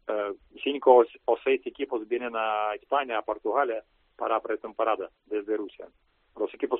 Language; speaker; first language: Spanish; non-native, learner; Russian